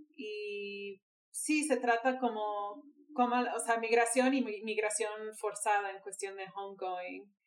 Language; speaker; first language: Spanish; early bilingual, heritage; Spanish